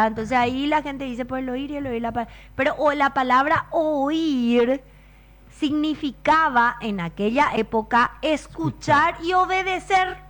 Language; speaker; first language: Spanish; native; Spanish